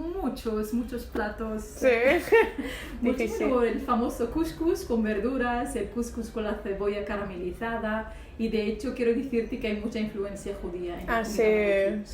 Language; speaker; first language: Spanish; non-native, local second language; Arabic